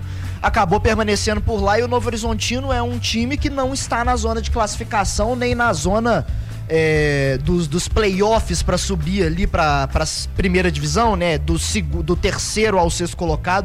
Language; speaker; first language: Portuguese; native; Portuguese